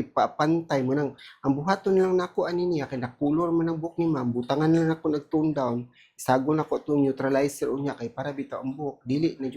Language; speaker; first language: Cebuano; native; Cebuano